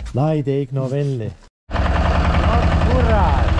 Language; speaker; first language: Danish; non-native, learner; Estonian